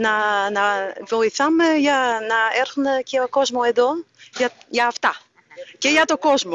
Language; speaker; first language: Greek; non-native, learner; Dutch